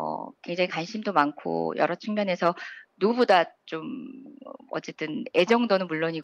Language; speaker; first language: Korean; native; Korean